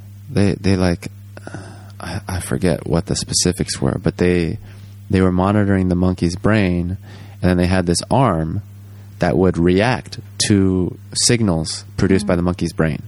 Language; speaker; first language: English; native; English